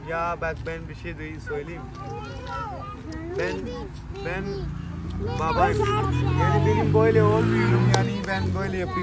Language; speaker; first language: Turkish; non-native, learner; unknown